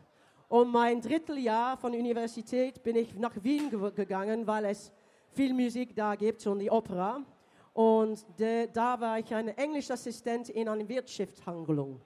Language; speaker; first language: German; non-native, learner; English